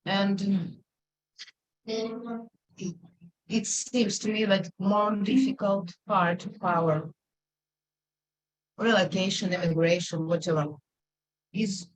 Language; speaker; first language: English; non-native, learner; Russian